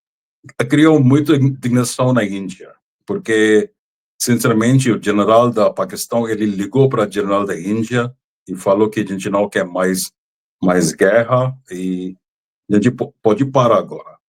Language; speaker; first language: Portuguese; non-native, fluent; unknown